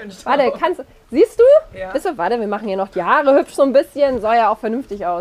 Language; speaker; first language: German; native; German